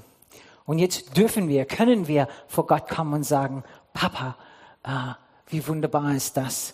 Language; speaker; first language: German; non-native, fluent; English